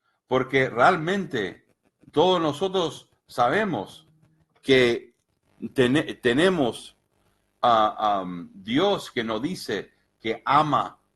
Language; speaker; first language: Spanish; early bilingual, heritage; Spanish